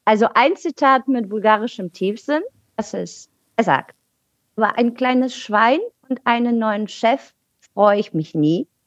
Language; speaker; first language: German; non-native, fluent; Bulgarian